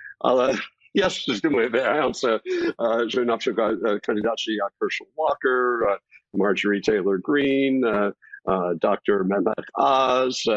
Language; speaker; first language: Polish; non-native, fluent; English